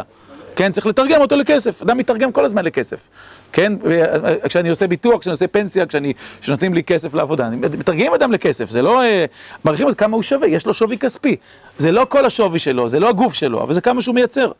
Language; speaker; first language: Hebrew; native; Hebrew